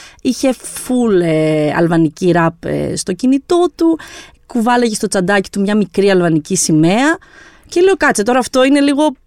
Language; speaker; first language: Greek; early bilingual, other home language; Albanian